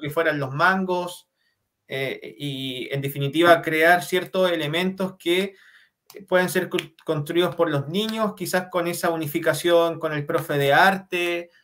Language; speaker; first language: Spanish; native; Spanish